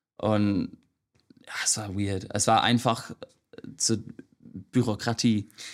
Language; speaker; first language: German; non-native, fluent; English